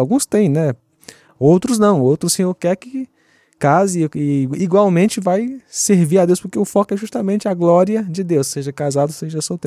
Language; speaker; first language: Portuguese; native; Portuguese